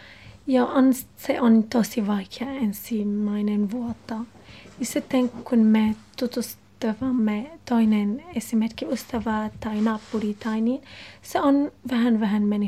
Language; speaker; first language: Finnish; non-native, learner; Arabic